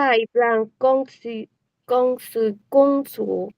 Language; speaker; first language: Chinese; non-native, learner; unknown